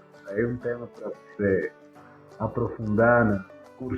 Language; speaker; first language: Portuguese; non-native, fluent; Spanish